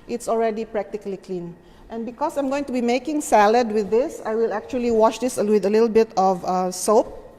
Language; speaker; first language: English; non-native, local second language; Malay